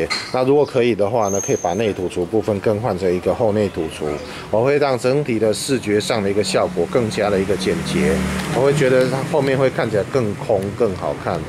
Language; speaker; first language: Chinese; native; Chinese